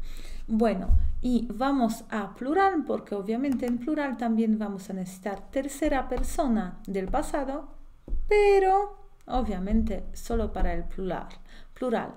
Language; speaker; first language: Spanish; non-native, fluent; Polish